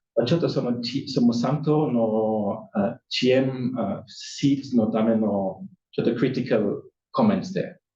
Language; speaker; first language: Japanese; non-native, learner; German